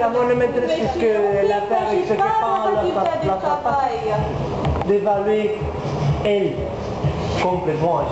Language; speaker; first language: French; non-native, learner; Romanian